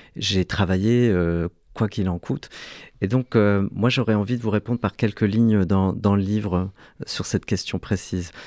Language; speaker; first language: French; early bilingual, other home language; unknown